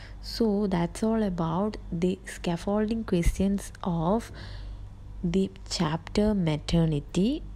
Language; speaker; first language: English; non-native, local second language; Malayalam